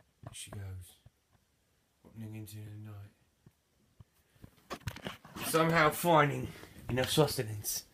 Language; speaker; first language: English; native; English